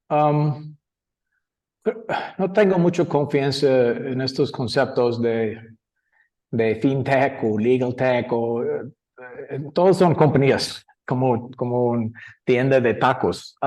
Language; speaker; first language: Spanish; non-native, learner; English